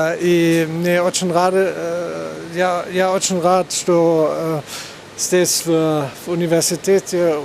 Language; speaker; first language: Russian; non-native, learner; German